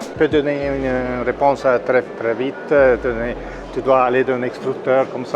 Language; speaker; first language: French; non-native, local second language; Italian